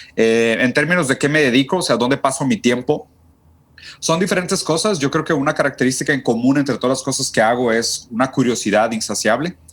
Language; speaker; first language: Spanish; early bilingual, other home language; Portuguese